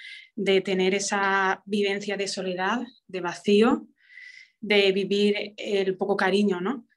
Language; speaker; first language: Spanish; early bilingual, other home language; Romanian